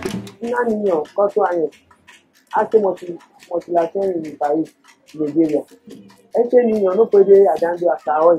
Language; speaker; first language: Spanish; non-native, learner; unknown